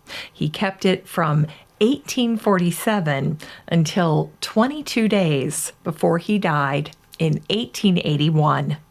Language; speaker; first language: English; native; English